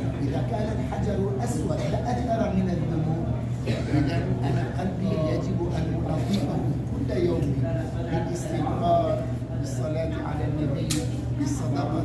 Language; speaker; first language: Arabic; native; Arabic